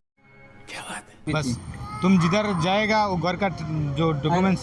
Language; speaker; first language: Hindi; non-native, learner; Bangla